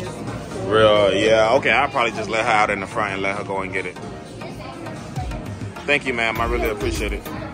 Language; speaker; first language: English; native; English